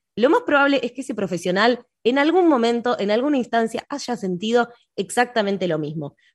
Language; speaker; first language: Spanish; native; Spanish